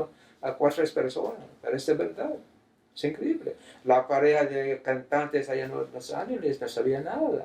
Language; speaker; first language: Spanish; non-native, fluent; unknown